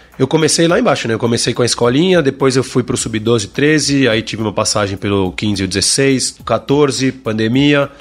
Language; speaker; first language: Portuguese; non-native, fluent; Spanish